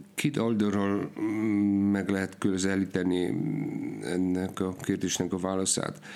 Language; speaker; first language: Hungarian; non-native, fluent; Polish